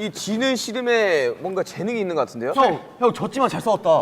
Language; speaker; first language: Korean; native; Korean